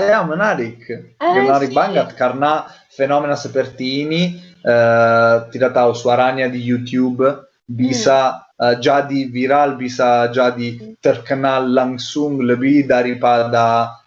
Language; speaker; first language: Indonesian; non-native, learner; Italian